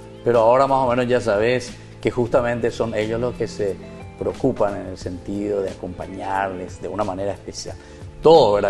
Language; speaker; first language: Spanish; native; Spanish